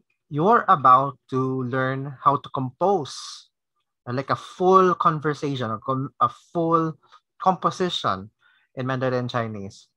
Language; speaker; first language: English; non-native, local second language; Cebuano